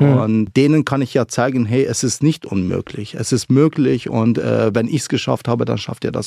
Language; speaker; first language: German; early bilingual, other home language; Arabic